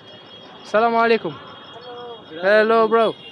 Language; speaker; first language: English; non-native, learner; French